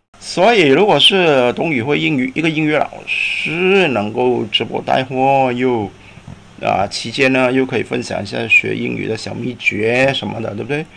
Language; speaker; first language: Chinese; native; Chinese